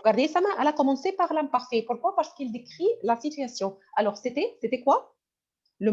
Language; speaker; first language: French; non-native, fluent; Arabic